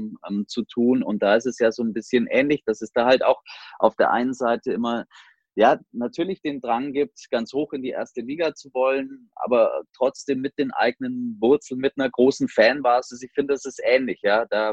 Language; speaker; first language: German; native; German